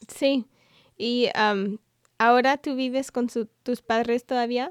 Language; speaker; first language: Spanish; non-native, fluent; English